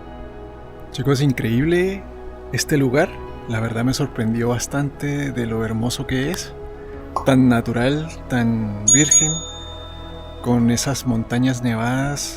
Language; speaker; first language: Spanish; native; Spanish